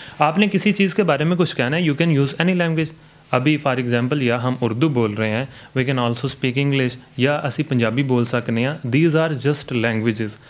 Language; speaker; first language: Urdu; non-native, local second language; Punjabi